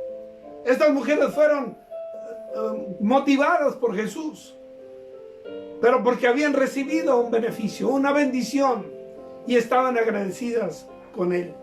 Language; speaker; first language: Spanish; native; Spanish